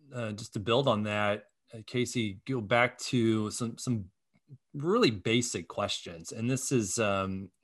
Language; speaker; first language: English; native; English